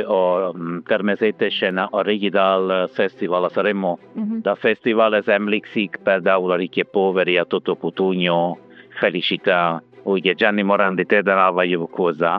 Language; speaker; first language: Hungarian; non-native, learner; Italian